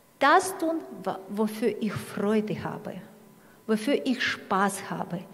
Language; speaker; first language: German; non-native, fluent; Russian